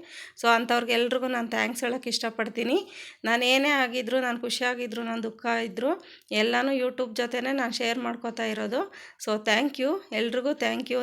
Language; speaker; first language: Kannada; native; Kannada